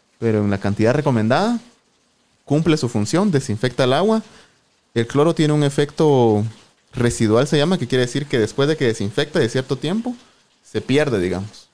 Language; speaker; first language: Spanish; native; Spanish